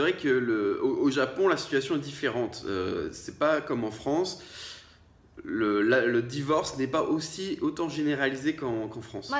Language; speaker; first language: French; native; French